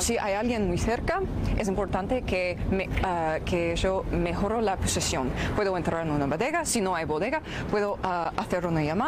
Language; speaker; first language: Spanish; non-native, fluent; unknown